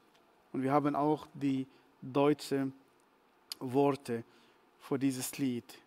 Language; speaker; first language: German; non-native, fluent; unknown